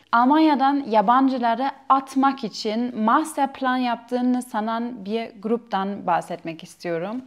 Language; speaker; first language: Turkish; non-native, fluent; German